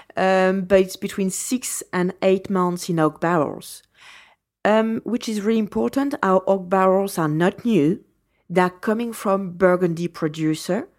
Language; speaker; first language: English; non-native, fluent; French